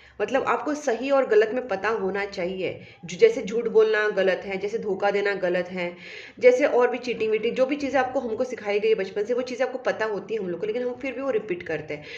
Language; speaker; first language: Hindi; non-native, local second language; Marathi